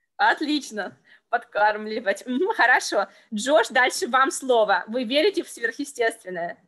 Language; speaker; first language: Russian; native; Russian